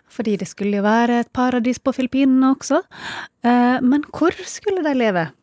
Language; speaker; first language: Norwegian; early bilingual, other home language; Filipino